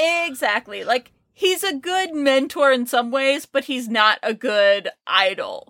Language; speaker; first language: English; native; English